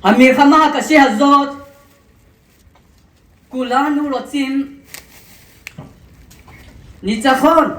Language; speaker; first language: Hebrew; non-native, fluent; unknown